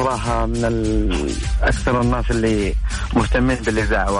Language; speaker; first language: Arabic; native; Arabic